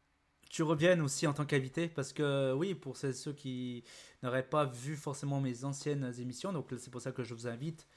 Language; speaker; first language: French; native; French